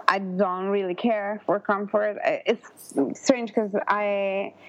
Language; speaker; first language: English; non-native, fluent; Italian